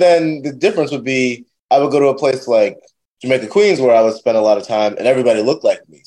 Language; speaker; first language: English; native; English